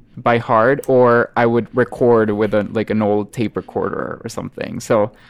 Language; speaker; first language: English; non-native, fluent; Spanish